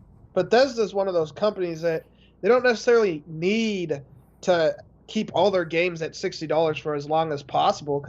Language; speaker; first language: English; native; English